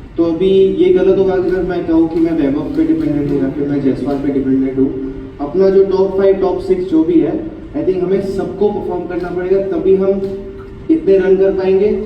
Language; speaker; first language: Hindi; non-native, local second language; Assamese